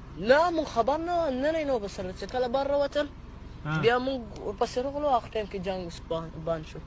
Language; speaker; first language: Pashto; non-native, fluent; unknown